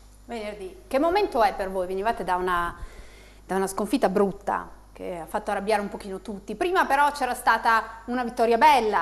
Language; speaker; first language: Italian; native; Italian